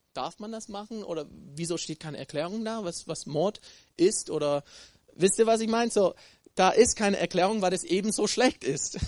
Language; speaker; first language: German; non-native, fluent; English